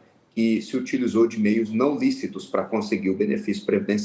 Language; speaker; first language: Portuguese; native; Portuguese